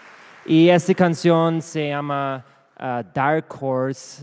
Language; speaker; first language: Spanish; non-native, learner; German